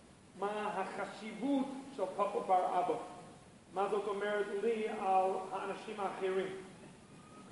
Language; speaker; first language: Hebrew; non-native, fluent; English